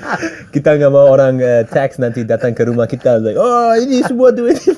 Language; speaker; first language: Indonesian; early bilingual, heritage; English